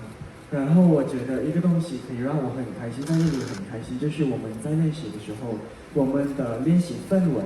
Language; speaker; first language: Chinese; non-native, fluent; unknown